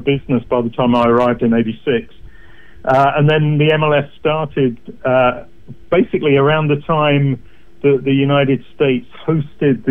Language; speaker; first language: English; native; English